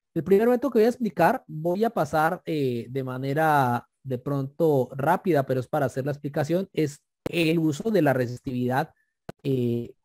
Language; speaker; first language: Spanish; native; Spanish